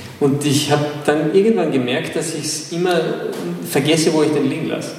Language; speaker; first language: German; native; German